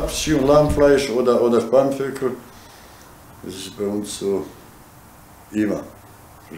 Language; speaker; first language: German; non-native, learner; Bosnian